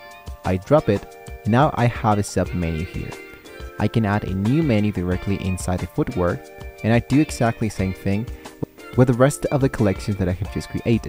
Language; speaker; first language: English; non-native, fluent; Spanish